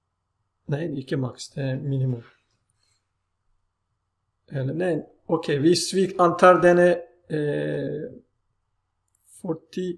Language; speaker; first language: Norwegian; non-native, learner; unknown